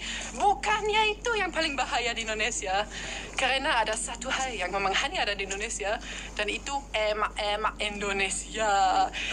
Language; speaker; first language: Indonesian; non-native, fluent; German